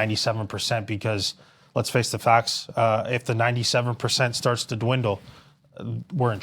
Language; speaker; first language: English; native; English